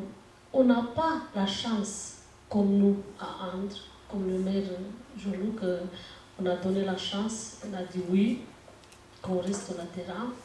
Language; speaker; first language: French; non-native, learner; Romanian